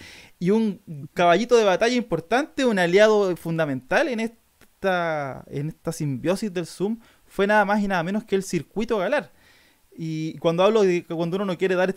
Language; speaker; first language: Spanish; native; Spanish